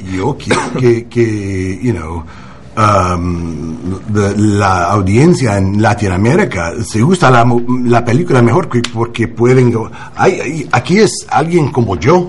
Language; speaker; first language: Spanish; non-native, learner; English